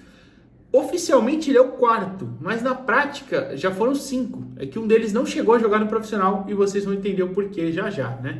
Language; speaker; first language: Portuguese; native; Portuguese